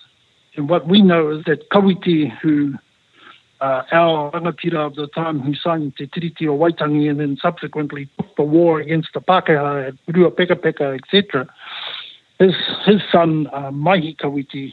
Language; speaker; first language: English; native; English